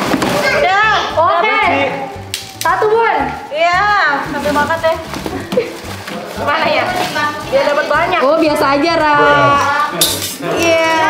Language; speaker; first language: Indonesian; native; Indonesian